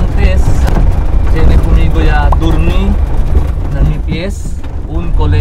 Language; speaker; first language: Spanish; non-native, learner; Chavacano